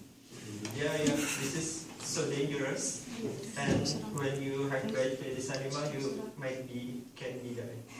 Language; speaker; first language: English; non-native, learner; Indonesian